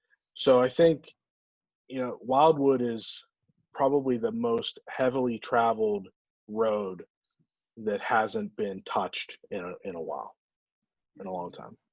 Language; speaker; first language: English; native; English